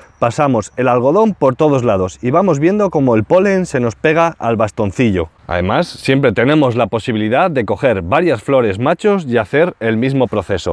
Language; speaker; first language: Spanish; native; Spanish